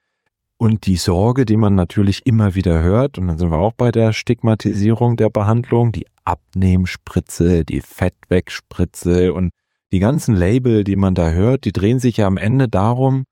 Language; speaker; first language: German; native; German